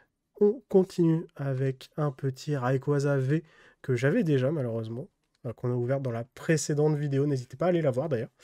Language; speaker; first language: French; native; French